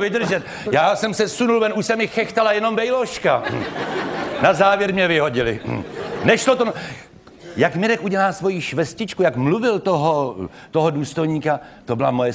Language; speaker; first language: Czech; native; Czech